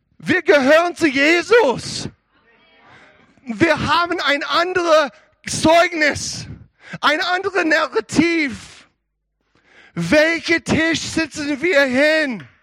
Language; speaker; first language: German; non-native, learner; English